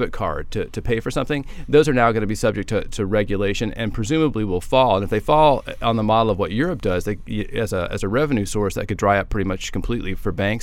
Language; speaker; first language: English; native; English